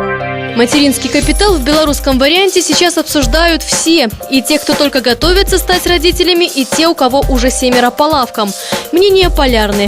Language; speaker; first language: Russian; native; Russian